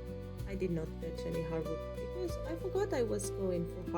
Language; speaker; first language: English; non-native, fluent; Spanish